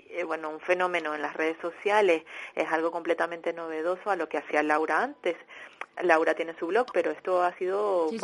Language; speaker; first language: Spanish; native; Spanish